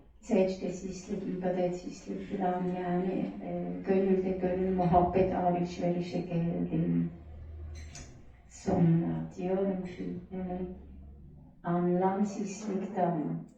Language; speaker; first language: Turkish; non-native, learner; German